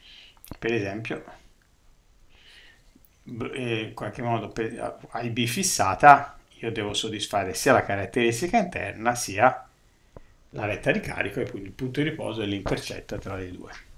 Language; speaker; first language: Italian; native; Italian